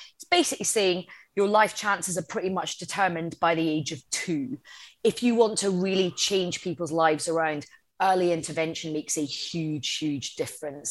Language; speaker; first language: English; native; English